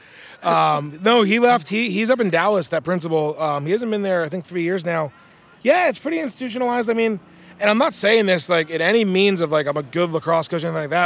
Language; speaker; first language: English; native; English